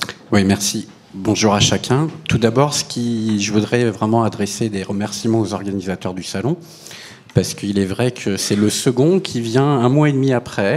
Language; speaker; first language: French; native; French